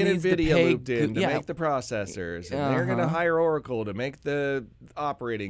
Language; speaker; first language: English; native; English